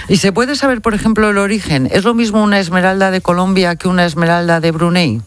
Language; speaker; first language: Spanish; native; Spanish